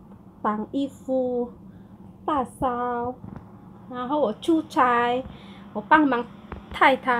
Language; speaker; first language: Chinese; non-native, learner; Indonesian